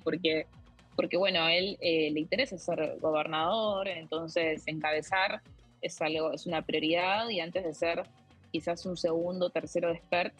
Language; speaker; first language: Spanish; native; Spanish